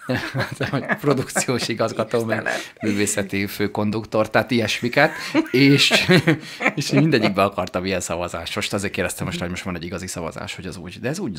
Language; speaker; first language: Hungarian; native; Hungarian